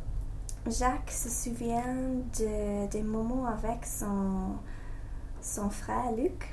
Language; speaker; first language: French; non-native, learner; English